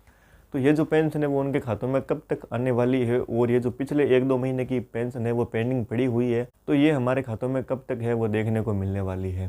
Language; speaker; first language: Hindi; non-native, local second language; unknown